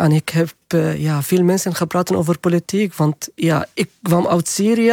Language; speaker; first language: Dutch; non-native, learner; Arabic